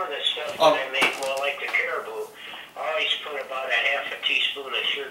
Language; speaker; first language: English; native; English